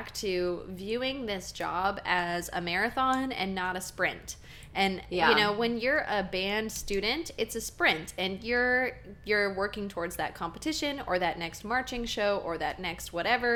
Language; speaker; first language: English; native; English